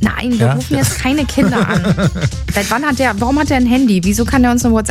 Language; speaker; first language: German; native; German